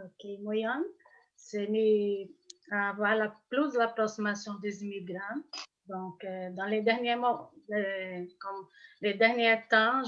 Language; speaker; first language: French; non-native, fluent; Portuguese